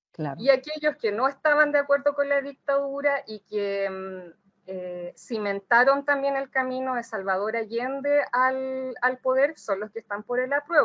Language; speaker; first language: Spanish; native; Spanish